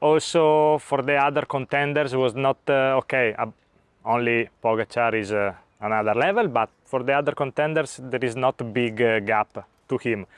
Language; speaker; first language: English; non-native, learner; Italian